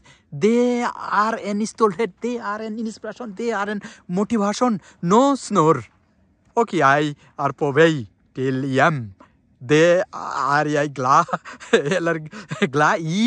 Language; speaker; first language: Norwegian; non-native, fluent; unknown